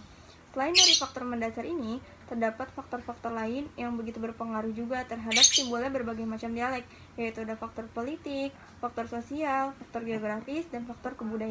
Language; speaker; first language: Indonesian; native; Indonesian